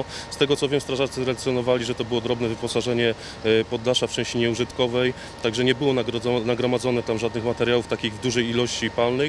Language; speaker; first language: Polish; native; Polish